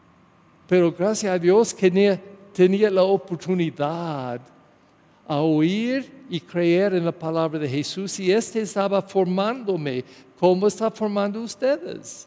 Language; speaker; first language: Spanish; non-native, learner; English